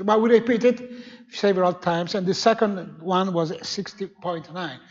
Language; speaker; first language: English; non-native, fluent; Italian